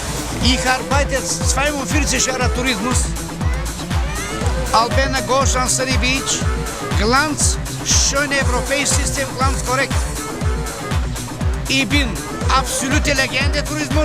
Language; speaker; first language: German; non-native, learner; Bulgarian